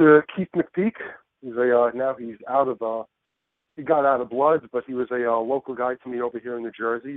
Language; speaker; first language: English; native; English